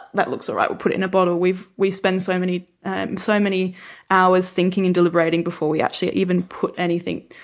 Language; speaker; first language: English; native; English